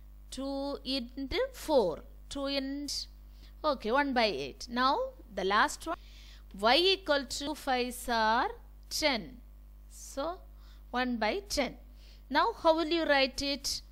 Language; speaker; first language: English; non-native, local second language; Tamil